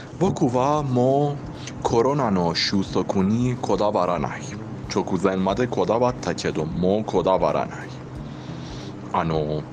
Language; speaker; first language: Japanese; non-native, learner; Persian